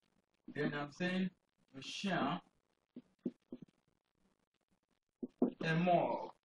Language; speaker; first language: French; non-native, fluent; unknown